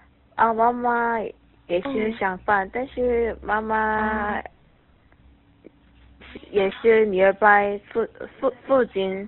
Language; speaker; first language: Chinese; non-native, learner; Korean